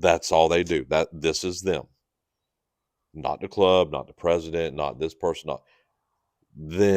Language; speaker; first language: English; native; English